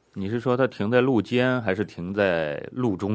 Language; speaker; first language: Chinese; native; Chinese